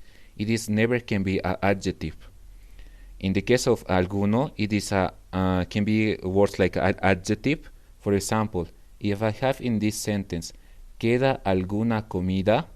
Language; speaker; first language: English; non-native, fluent; Spanish